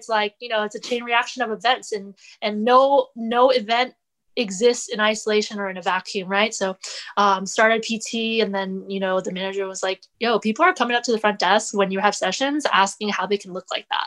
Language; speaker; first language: English; native; English